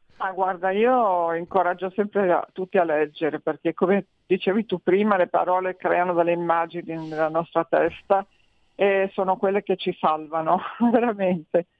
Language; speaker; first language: Italian; native; Italian